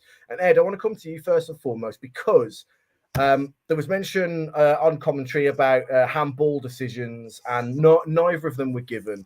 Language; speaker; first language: English; native; English